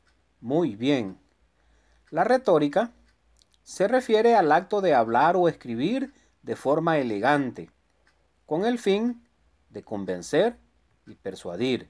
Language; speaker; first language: Spanish; native; Spanish